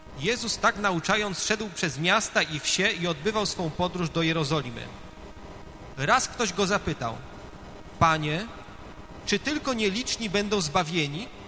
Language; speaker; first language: Polish; native; Polish